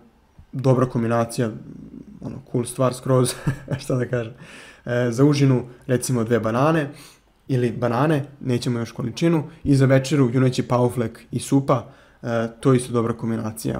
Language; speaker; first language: Serbian; native; Serbian